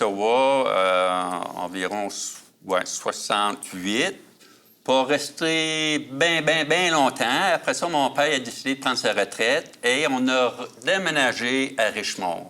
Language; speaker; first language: French; native; French